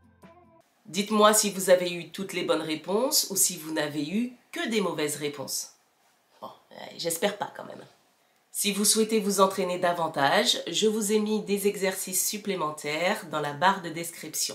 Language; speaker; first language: French; native; French